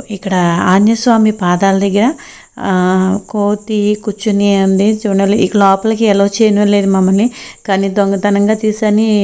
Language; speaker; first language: Telugu; native; Telugu